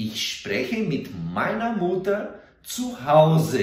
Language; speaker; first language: German; non-native, fluent; Portuguese